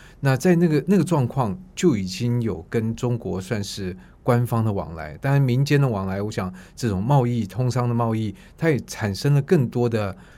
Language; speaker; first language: Chinese; native; Chinese